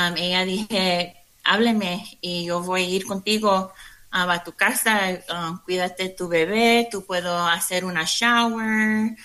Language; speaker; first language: Spanish; non-native, learner; English